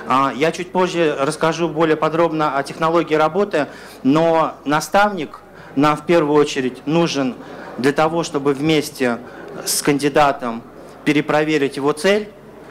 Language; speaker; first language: Russian; native; Russian